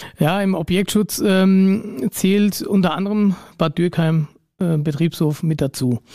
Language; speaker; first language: German; native; German